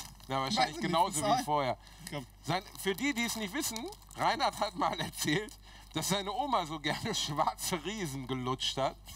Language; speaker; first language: German; native; German